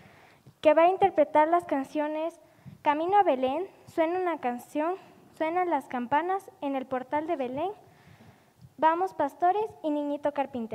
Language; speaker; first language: Spanish; native; Spanish